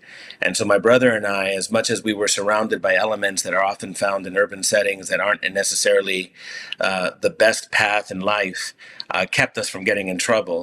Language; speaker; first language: English; early bilingual, other home language; Spanish